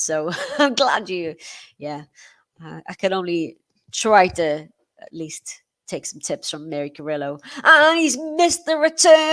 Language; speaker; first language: English; native; English